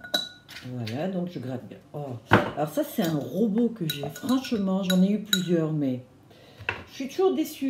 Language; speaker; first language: French; native; French